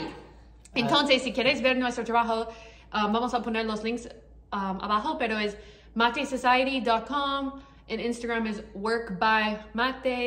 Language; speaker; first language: Spanish; non-native, learner; English